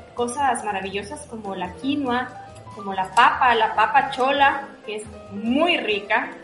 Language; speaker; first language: Spanish; native; Spanish